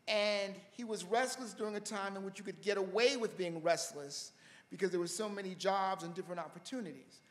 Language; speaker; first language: English; native; English